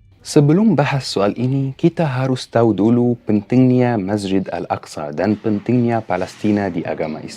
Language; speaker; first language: Indonesian; non-native, fluent; Arabic